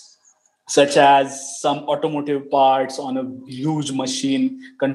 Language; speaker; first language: English; non-native, local second language; Marathi